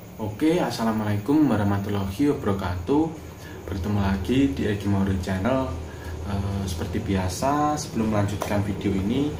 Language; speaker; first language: Indonesian; non-native, local second language; Javanese